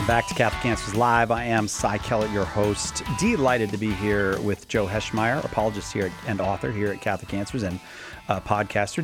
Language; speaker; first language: English; native; English